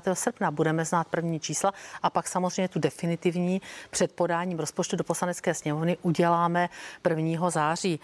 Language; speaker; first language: Czech; native; Czech